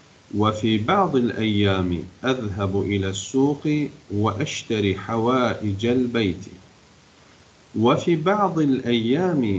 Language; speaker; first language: Arabic; non-native, fluent; Turkish